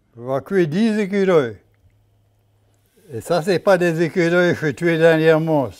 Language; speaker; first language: French; native; French